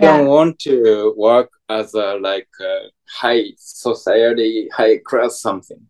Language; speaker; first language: English; non-native, fluent; Japanese